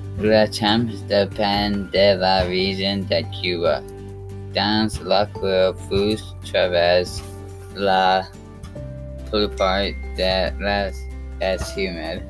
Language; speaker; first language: French; non-native, learner; English